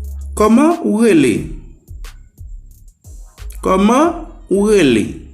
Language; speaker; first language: Spanish; non-native, fluent; Haitian Creole